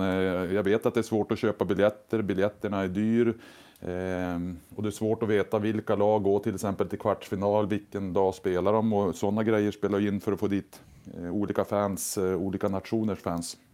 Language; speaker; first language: Swedish; native; Swedish